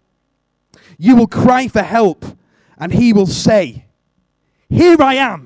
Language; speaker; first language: English; native; English